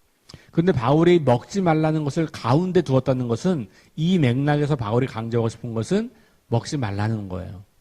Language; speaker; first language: Korean; native; Korean